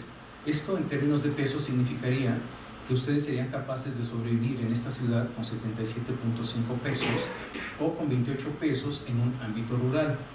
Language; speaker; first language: Spanish; native; Spanish